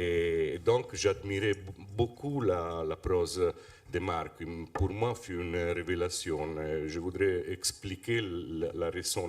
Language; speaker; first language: French; non-native, fluent; Italian